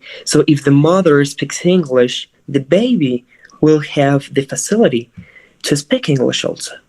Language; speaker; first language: English; non-native, fluent; Spanish